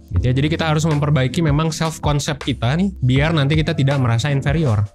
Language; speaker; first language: Indonesian; native; Indonesian